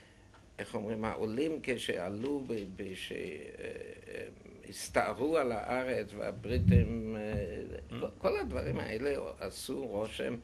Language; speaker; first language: Hebrew; non-native, fluent; German